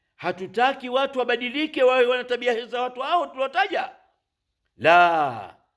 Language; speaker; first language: Swahili; native; Swahili